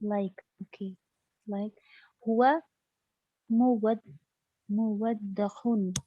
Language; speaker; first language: Arabic; non-native, learner; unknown